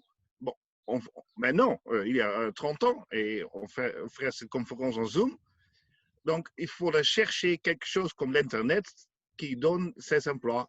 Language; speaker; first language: French; non-native, learner; Dutch